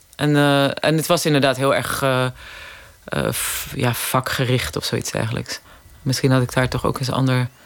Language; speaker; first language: Dutch; native; Dutch